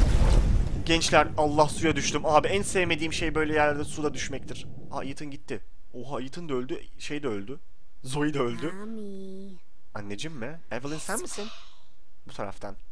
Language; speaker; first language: Turkish; native; Turkish